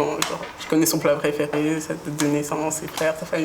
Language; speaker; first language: French; native; French